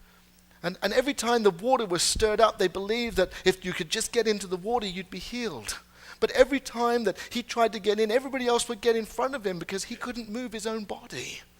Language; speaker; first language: English; native; English